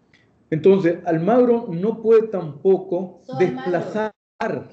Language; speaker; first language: Spanish; native; Spanish